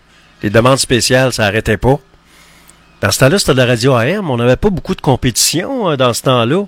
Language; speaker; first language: French; native; French